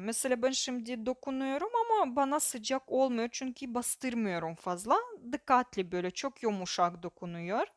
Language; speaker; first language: Turkish; non-native, learner; Russian